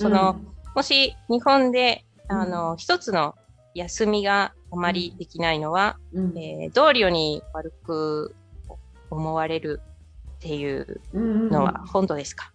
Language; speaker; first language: Japanese; non-native, fluent; Spanish